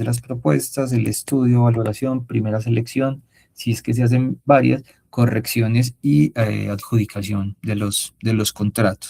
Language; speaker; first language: Spanish; native; Spanish